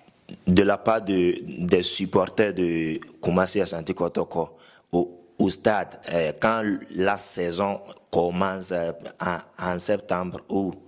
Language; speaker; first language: French; non-native, fluent; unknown